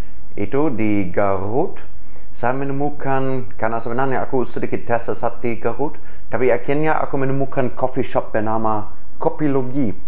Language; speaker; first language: Indonesian; non-native, fluent; German